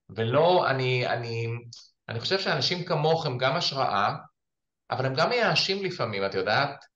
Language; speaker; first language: Hebrew; native; Hebrew